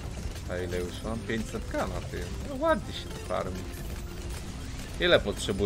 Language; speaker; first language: Polish; native; Polish